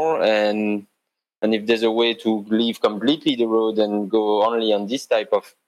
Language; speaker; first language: English; non-native, fluent; French